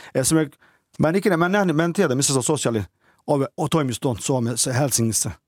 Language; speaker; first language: Finnish; non-native, learner; Turkish